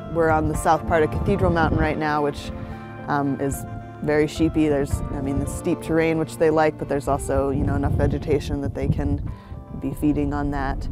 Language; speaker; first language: English; native; English